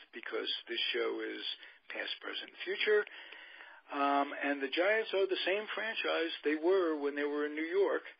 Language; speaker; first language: English; native; English